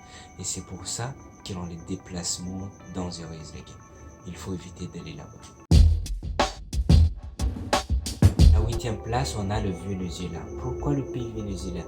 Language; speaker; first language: French; non-native, local second language; Malagasy